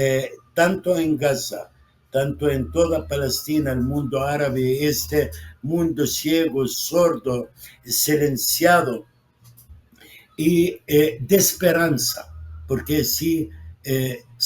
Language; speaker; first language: Spanish; non-native, fluent; Arabic